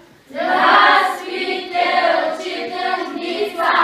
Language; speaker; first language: Russian; non-native, learner; Mongolian